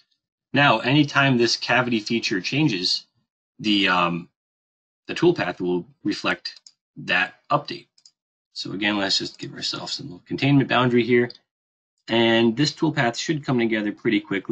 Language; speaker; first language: English; native; English